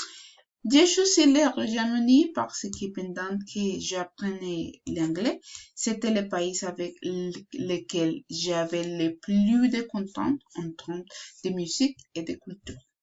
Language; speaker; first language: French; non-native, learner; Spanish